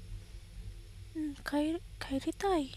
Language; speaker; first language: Japanese; non-native, learner; English